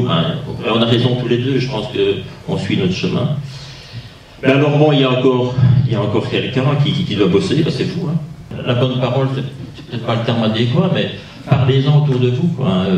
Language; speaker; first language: French; native; French